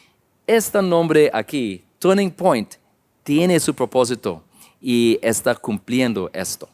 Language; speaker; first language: Spanish; non-native, learner; English